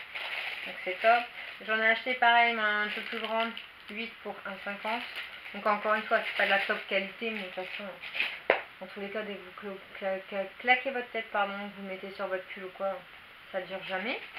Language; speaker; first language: French; native; French